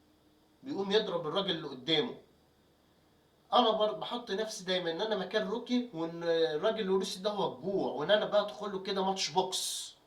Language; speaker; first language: Arabic; native; Arabic